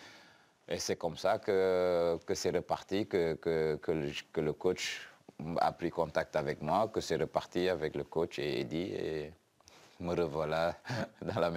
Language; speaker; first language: French; non-native, local second language; Wolof